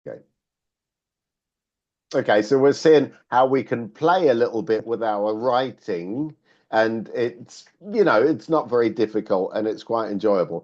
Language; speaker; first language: English; non-native, fluent; Spanish